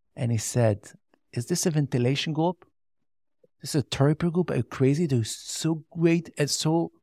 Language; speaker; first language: English; non-native, learner; Yiddish